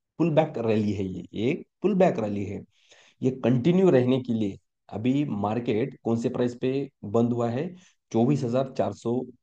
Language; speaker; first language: Hindi; non-native, local second language; Marathi